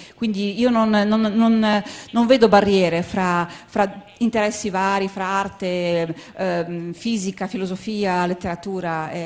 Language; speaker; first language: Italian; native; Italian